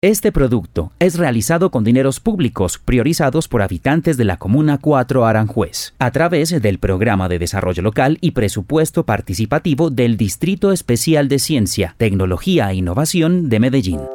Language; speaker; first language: Spanish; native; Spanish